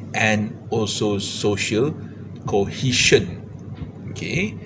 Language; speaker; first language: English; non-native, local second language; Malay